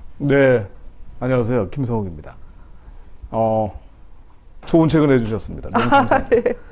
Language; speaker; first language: Korean; native; Korean